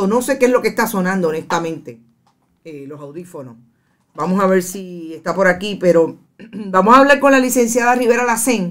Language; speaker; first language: Spanish; native; Spanish